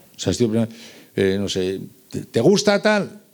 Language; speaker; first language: Spanish; native; Spanish